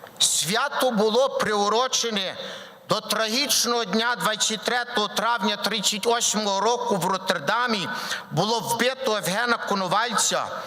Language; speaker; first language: Ukrainian; early bilingual, heritage; Ukrainian